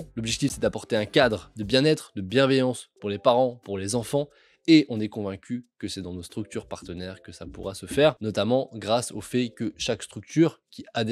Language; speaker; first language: French; native; French